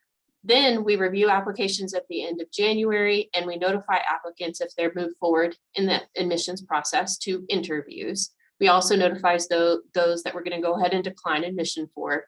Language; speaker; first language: English; native; English